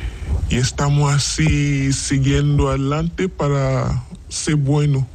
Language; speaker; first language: Spanish; non-native, learner; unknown